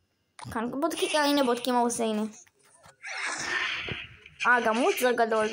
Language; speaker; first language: Hebrew; native; Hebrew